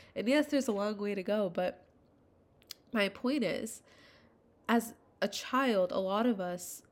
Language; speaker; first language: English; early bilingual, other home language; Hindi